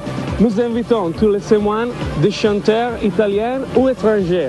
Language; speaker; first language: French; non-native, learner; Italian